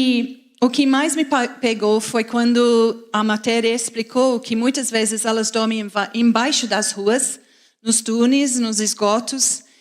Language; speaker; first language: Portuguese; non-native, fluent; English